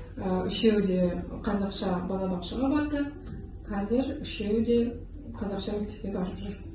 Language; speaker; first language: Kazakh; non-native, local second language; Russian